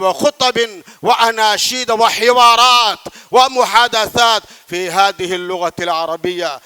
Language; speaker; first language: Arabic; non-native, fluent; Urdu